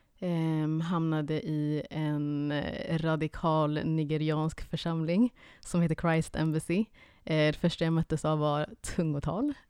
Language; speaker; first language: Swedish; early bilingual, other home language; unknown